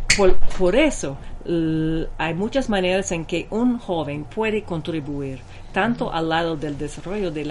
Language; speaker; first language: Spanish; non-native, fluent; English